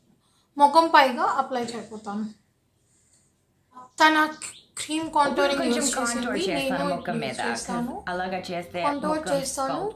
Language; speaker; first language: Telugu; native; Telugu